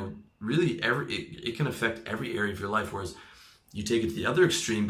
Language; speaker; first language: English; native; English